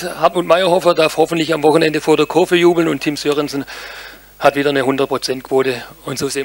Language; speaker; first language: German; native; German